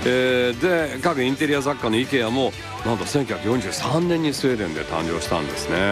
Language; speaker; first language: Japanese; native; Japanese